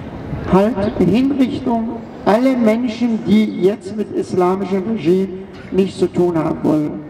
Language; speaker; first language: German; non-native, fluent; Persian